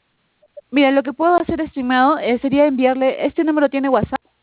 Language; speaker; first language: Spanish; native; Spanish